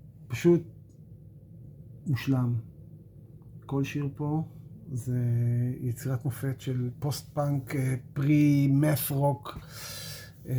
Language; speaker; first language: Hebrew; native; Hebrew